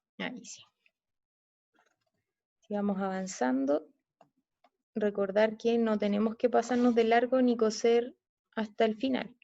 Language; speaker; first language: Spanish; native; Spanish